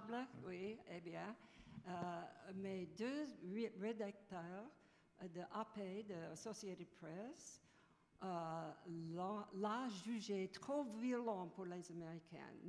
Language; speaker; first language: French; non-native, fluent; English